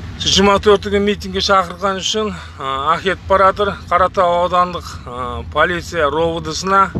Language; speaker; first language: Kazakh; native; Kazakh